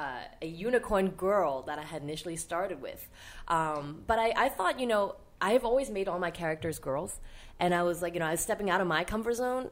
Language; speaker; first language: English; non-native, local second language; Cantonese